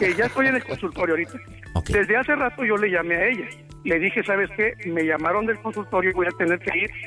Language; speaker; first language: Spanish; native; Spanish